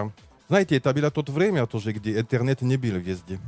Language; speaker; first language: Russian; non-native, learner; French